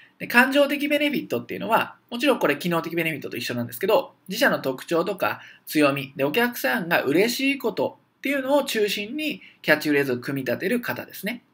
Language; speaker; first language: Japanese; native; Japanese